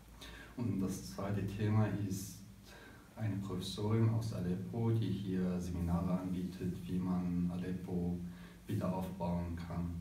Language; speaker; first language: German; non-native, fluent; Arabic